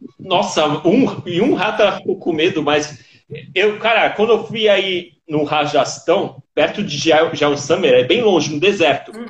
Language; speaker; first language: Portuguese; native; Portuguese